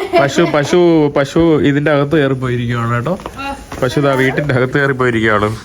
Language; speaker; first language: Malayalam; native; Malayalam